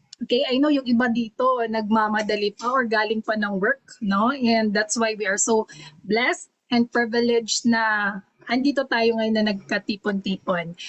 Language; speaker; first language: Filipino; non-native, local second language; Cebuano